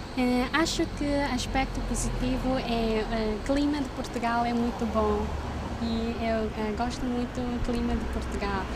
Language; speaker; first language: Portuguese; non-native, learner; Chinese